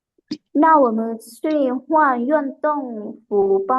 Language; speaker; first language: Chinese; non-native, learner; Lao